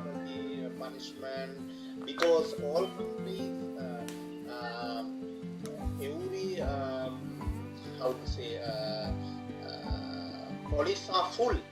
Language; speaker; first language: English; non-native, learner; Sinhala